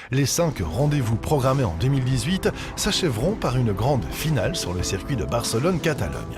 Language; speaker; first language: French; native; French